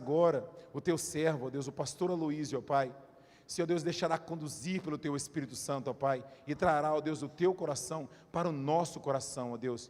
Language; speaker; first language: Portuguese; native; Portuguese